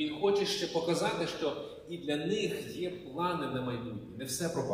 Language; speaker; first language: Ukrainian; native; Ukrainian